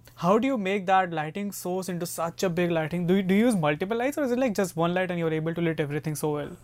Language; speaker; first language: English; non-native, local second language; Hindi